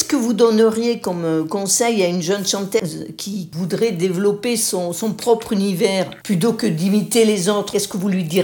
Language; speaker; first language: French; native; French